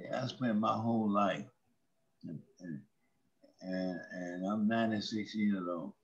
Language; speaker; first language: English; native; English